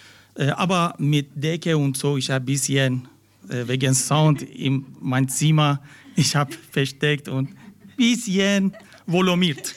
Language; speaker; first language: German; non-native, learner; Persian